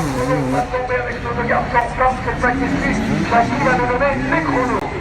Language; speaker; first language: French; native; French